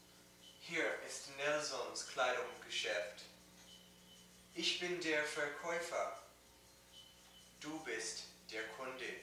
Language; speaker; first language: German; non-native, learner; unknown